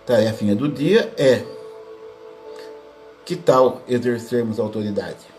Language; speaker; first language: Portuguese; native; Portuguese